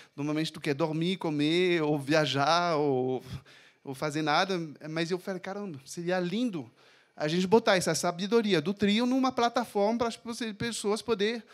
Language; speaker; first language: Portuguese; non-native, fluent; French